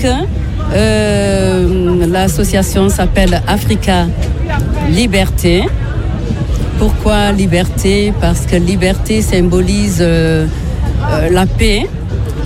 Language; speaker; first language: French; native; French